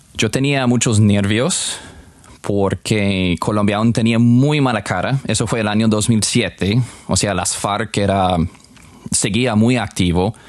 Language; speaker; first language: Spanish; non-native, fluent; English